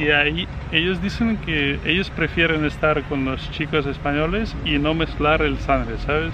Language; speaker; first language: Spanish; non-native, fluent; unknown